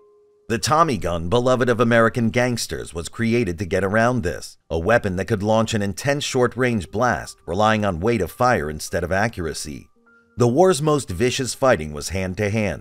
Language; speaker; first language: English; native; English